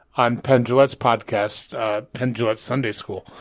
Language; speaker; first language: English; native; English